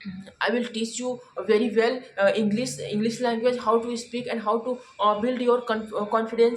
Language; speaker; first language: English; non-native, learner; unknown